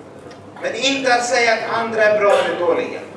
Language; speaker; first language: Swedish; early bilingual, other home language; Arabic